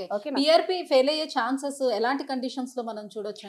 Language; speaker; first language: Telugu; native; Telugu